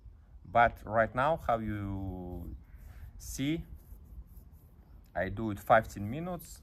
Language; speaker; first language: English; non-native, learner; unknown